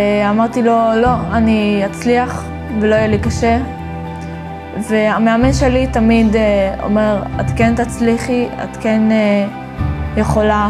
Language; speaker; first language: Hebrew; early bilingual, other home language; Russian